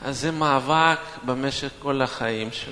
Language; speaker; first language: Hebrew; non-native, fluent; Russian